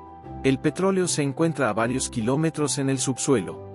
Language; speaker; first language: Spanish; native; Spanish